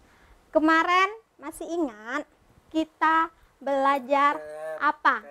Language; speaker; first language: Indonesian; native; Indonesian